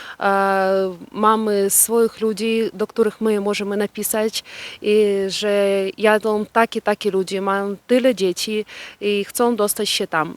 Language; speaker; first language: Polish; non-native, learner; Ukrainian